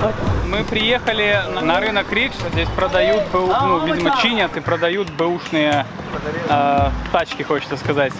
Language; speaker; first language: Russian; native; Russian